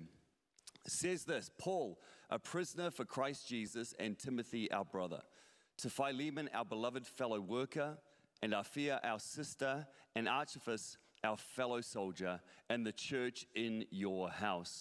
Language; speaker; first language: English; native; English